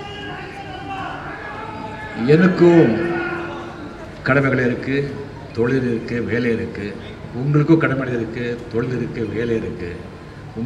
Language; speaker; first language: Tamil; non-native, fluent; Marathi